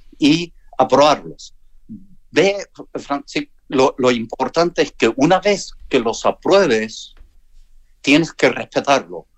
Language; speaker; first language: Spanish; non-native, fluent; English